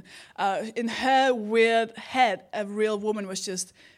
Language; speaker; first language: English; non-native, fluent; Danish